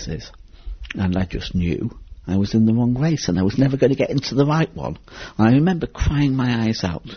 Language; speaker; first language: English; native; English